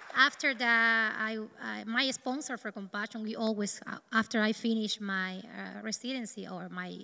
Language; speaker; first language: English; non-native, learner; Spanish